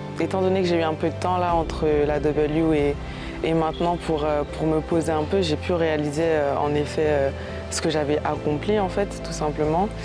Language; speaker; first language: French; early bilingual, other home language; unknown